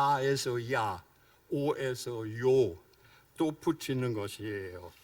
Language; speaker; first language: Korean; non-native, fluent; German